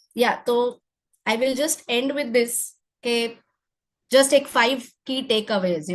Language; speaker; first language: English; non-native, local second language; Gujarati